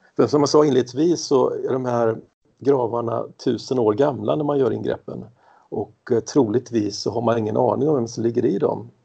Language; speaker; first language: Swedish; native; Swedish